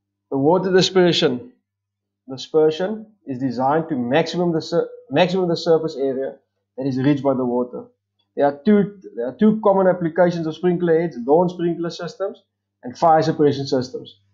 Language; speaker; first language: English; non-native, local second language; Afrikaans